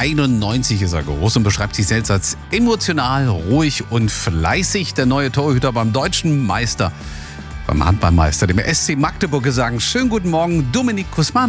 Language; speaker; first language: German; native; German